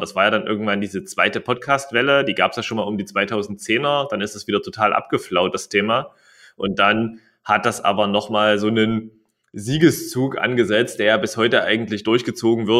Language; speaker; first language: German; native; German